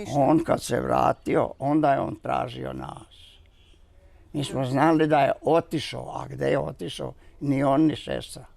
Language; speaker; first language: Bosnian; native; Bosnian